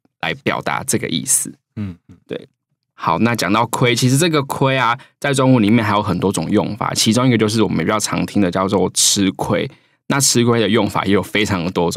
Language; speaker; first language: Chinese; native; Chinese